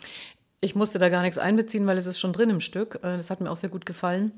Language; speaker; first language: German; native; German